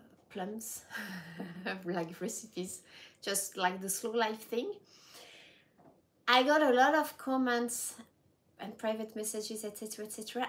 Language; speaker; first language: English; non-native, fluent; French